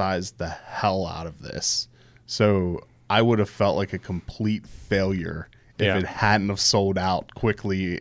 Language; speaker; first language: English; native; English